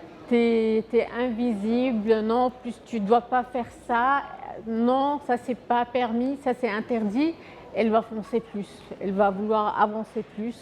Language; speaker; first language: French; non-native, fluent; Arabic